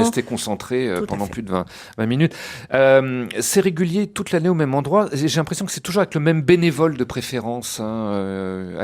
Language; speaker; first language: French; native; French